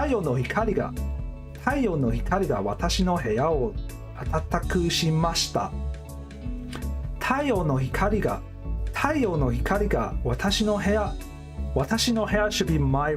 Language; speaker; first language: Japanese; non-native, learner; English